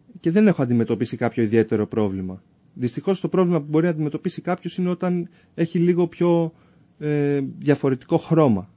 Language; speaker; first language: Greek; early bilingual, other home language; Persian